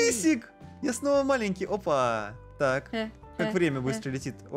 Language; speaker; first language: Russian; native; Russian